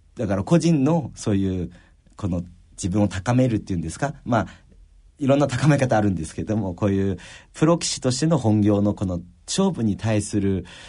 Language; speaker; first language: Japanese; early bilingual, other home language; Chinese